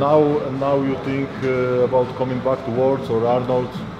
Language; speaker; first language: English; non-native, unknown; Polish